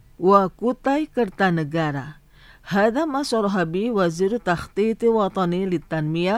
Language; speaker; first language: Arabic; non-native, fluent; Indonesian